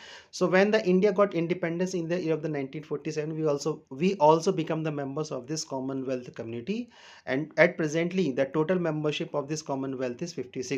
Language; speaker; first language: English; non-native, local second language; Hindi